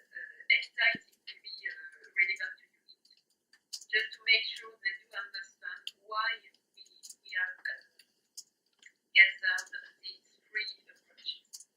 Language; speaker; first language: English; non-native, fluent; French